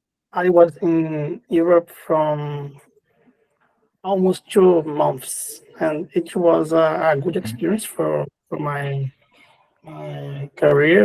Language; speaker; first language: English; non-native, learner; Portuguese